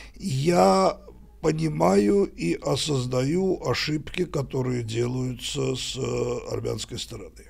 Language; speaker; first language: Russian; native; Russian